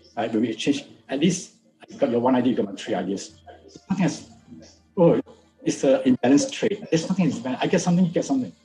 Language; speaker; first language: English; non-native, local second language; Min Nan Chinese